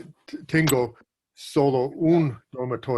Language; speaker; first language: Spanish; non-native, learner; English